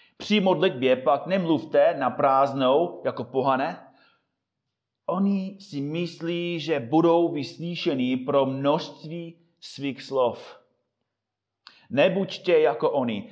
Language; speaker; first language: Czech; non-native, fluent; English